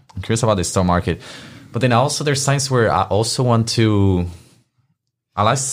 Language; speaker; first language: English; non-native, fluent; Spanish